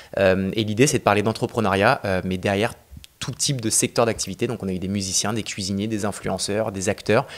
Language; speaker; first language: French; native; French